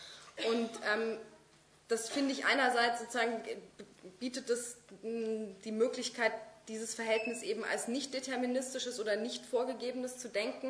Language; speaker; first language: German; native; German